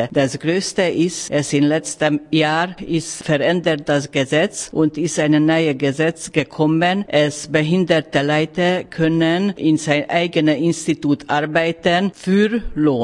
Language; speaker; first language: German; non-native, learner; Hungarian